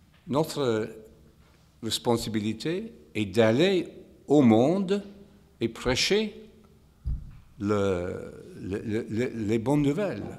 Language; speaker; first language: French; non-native, fluent; English